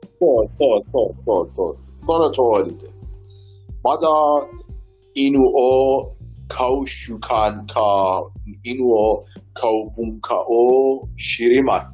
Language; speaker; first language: Japanese; non-native, learner; Persian